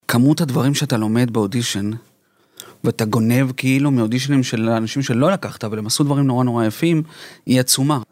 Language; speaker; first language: Hebrew; early bilingual, other home language; Spanish